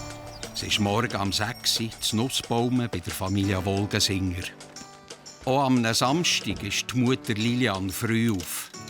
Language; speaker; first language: German; native; German